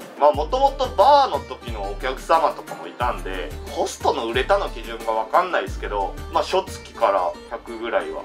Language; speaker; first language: Japanese; native; Japanese